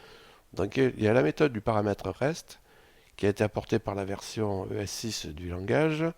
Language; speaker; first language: French; native; French